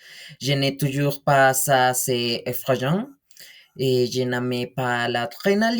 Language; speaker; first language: French; non-native, learner; Spanish